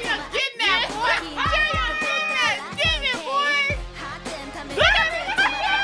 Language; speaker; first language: English; native; English